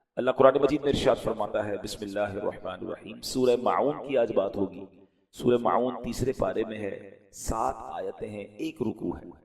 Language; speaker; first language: Urdu; native; Urdu